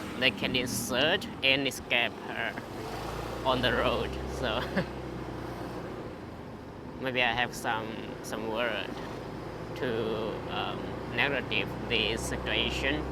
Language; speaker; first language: English; non-native, fluent; Chinese